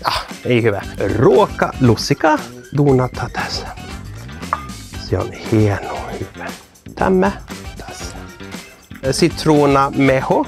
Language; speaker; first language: Finnish; non-native, learner; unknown